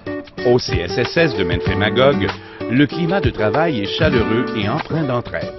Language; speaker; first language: French; native; French